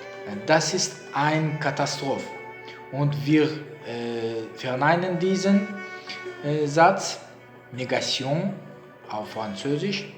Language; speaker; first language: German; non-native, learner; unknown